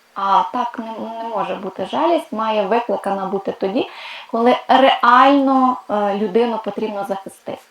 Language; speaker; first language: Ukrainian; non-native, local second language; Russian